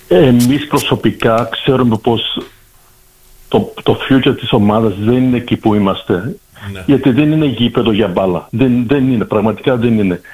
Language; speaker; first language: Greek; early bilingual, heritage; Greek